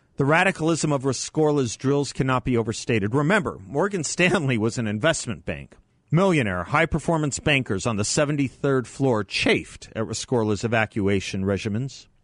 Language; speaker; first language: English; native; English